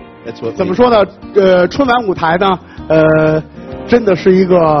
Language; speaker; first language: Chinese; native; Chinese